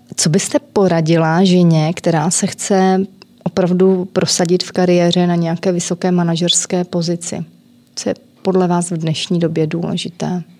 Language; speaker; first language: Czech; native; Czech